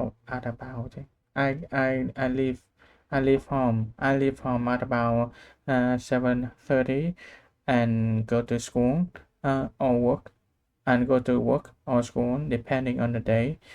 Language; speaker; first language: English; non-native, learner; Vietnamese